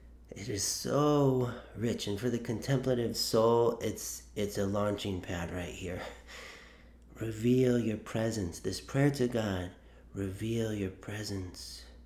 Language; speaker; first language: English; native; English